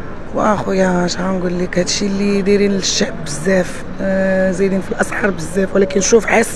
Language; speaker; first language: Arabic; native; Arabic